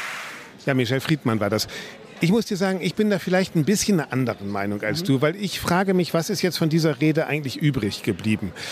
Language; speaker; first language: German; native; German